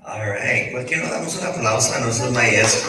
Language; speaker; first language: Spanish; early bilingual, heritage; Spanish